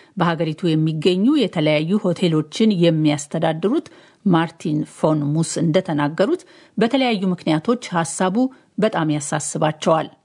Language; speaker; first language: Amharic; native; Amharic